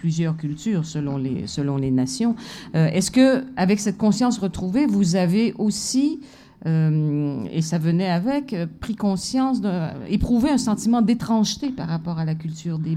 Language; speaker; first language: French; native; French